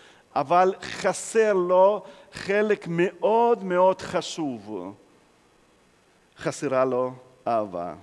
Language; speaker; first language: Hebrew; non-native, fluent; Russian